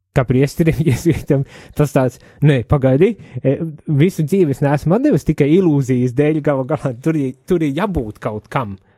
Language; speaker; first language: Latvian; native; Latvian